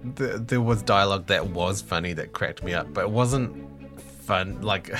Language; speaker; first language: English; native; English